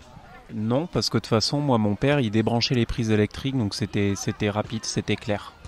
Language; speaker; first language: French; native; French